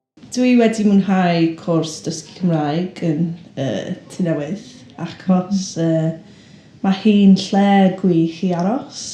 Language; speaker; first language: Welsh; non-native, learner; English